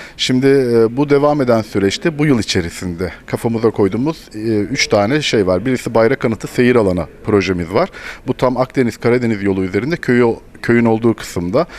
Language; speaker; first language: Turkish; native; Turkish